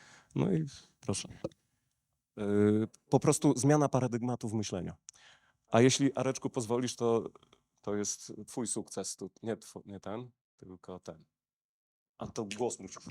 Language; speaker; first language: Polish; native; Polish